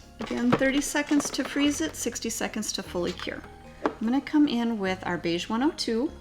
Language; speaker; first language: English; native; English